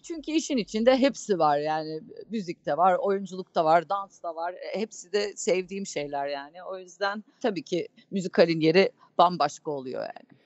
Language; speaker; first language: Turkish; non-native, fluent; English